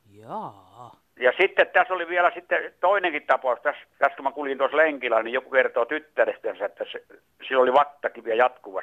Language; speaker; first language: Finnish; native; Finnish